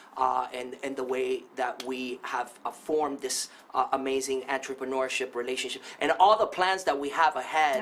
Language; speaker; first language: English; non-native, fluent; Spanish